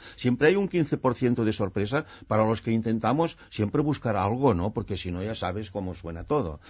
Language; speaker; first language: Spanish; non-native, local second language; Catalan